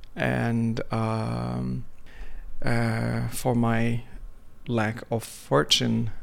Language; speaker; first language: English; non-native, fluent; Arabic